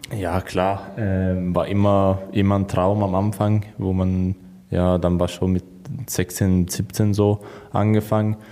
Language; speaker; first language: German; non-native, learner; Swedish